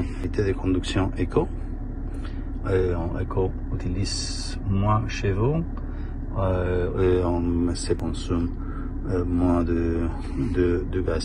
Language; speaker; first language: French; non-native, learner; Spanish